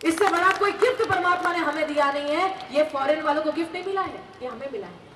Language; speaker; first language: Hindi; non-native, local second language; Marathi